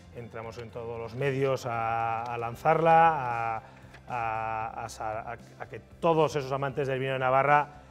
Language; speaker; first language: Spanish; native; Spanish